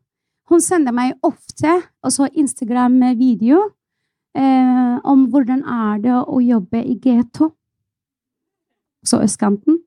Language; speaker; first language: Norwegian; non-native, fluent; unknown